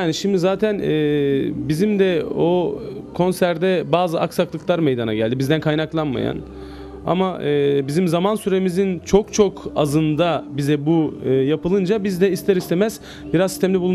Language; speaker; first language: Turkish; native; Turkish